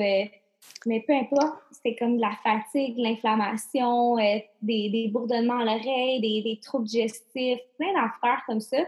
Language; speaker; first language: French; native; French